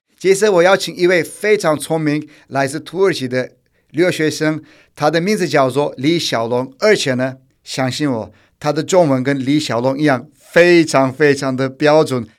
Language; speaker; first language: Chinese; non-native, fluent; Turkish